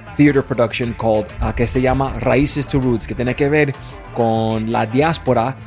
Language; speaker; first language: English; native; English